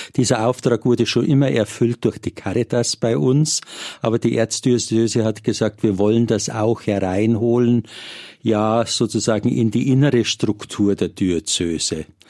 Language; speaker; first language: German; native; German